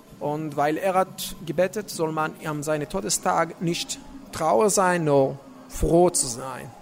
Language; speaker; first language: German; non-native, learner; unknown